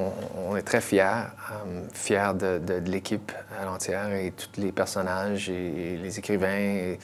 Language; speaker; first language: French; non-native, local second language; English